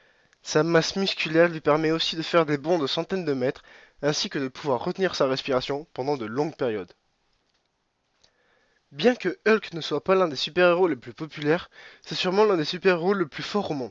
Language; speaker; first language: French; native; French